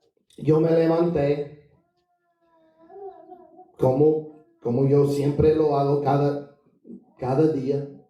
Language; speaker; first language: Spanish; non-native, fluent; English